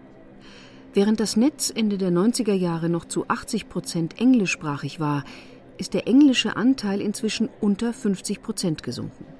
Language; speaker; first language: German; native; German